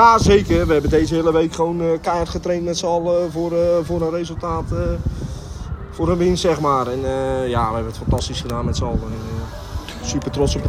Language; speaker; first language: Dutch; native; Dutch